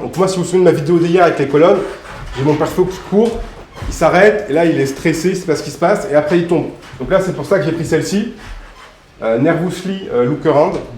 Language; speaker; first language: French; native; French